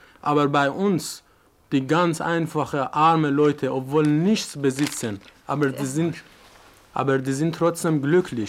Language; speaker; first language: German; non-native, fluent; Persian